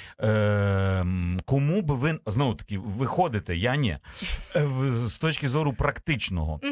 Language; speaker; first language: Ukrainian; native; Ukrainian